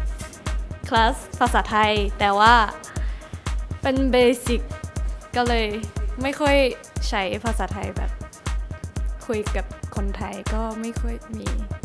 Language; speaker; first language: Thai; non-native, learner; Japanese